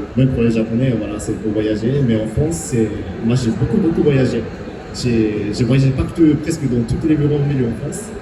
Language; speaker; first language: French; non-native, fluent; Japanese